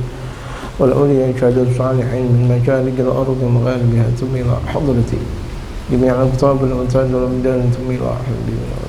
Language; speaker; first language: Arabic; non-native, fluent; Indonesian